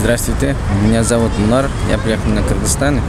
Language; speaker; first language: Russian; non-native, local second language; Kyrgyz